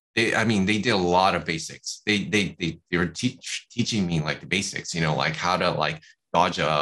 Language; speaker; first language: English; native; English